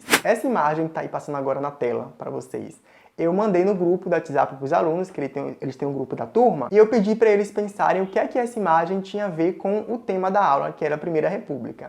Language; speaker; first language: Portuguese; native; Portuguese